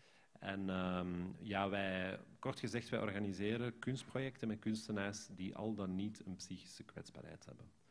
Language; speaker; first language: Dutch; native; Dutch